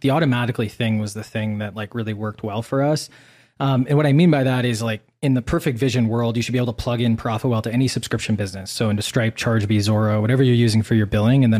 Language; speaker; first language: English; native; English